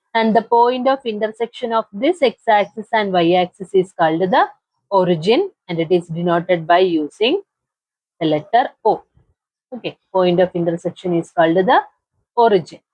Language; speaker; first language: English; non-native, local second language; Malayalam